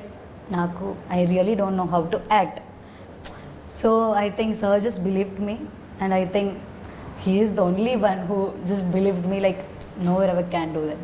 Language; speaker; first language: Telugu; non-native, learner; Malayalam